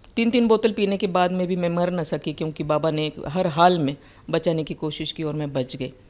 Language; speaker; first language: Hindi; non-native, local second language; Marathi